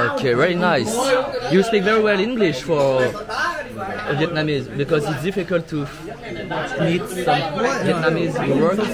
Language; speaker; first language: English; non-native, learner; French